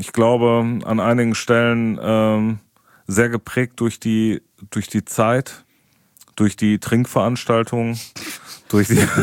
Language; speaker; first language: German; native; German